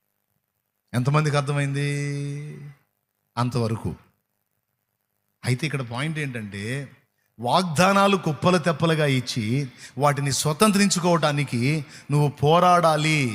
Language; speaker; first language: Telugu; native; Telugu